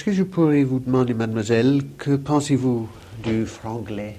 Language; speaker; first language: French; non-native, fluent; English